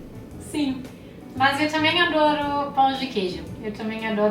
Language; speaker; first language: Portuguese; non-native, fluent; German